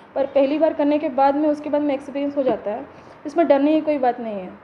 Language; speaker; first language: Hindi; non-native, local second language; Odia